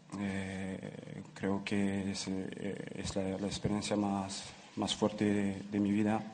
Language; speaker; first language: Spanish; non-native, fluent; French